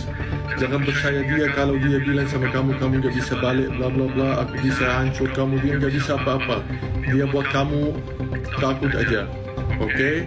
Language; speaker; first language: Indonesian; non-native, fluent; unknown